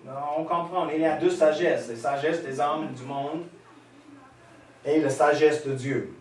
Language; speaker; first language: French; non-native, fluent; English